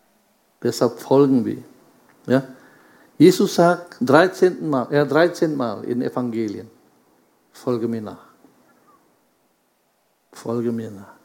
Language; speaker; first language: German; non-native, fluent; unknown